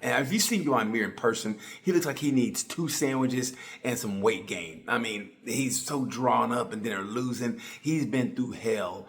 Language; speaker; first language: English; native; English